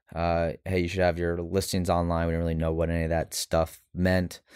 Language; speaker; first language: English; native; English